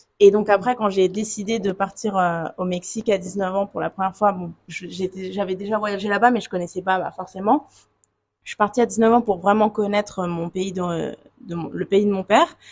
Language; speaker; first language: French; native; French